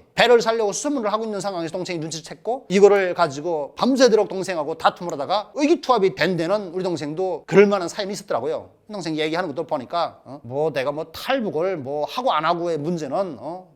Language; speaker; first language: Korean; native; Korean